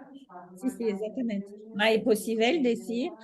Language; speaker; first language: Portuguese; non-native, learner; Italian